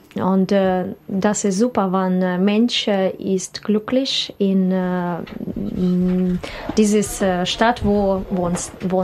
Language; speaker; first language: German; non-native, learner; Russian